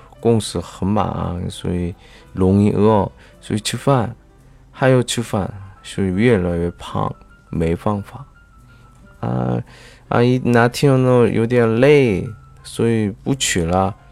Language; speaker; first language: Chinese; non-native, fluent; Korean